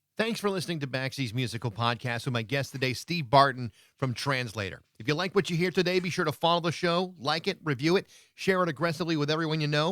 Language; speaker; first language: English; native; English